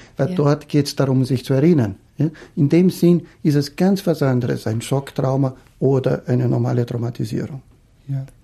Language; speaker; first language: German; non-native, fluent; Portuguese